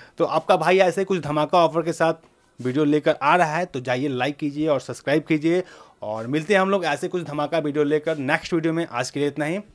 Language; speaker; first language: Hindi; native; Hindi